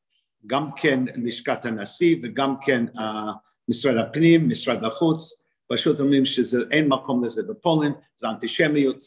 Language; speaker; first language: Hebrew; non-native, fluent; English